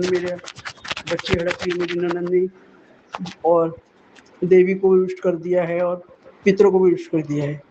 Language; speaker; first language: Hindi; non-native, local second language; Marathi